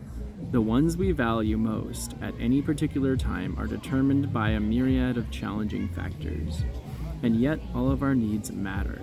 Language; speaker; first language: English; native; English